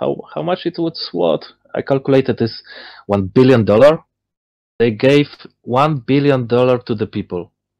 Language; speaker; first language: English; non-native, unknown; Polish